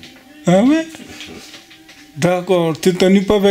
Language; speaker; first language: French; native; French